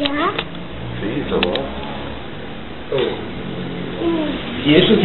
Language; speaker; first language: Spanish; native; Spanish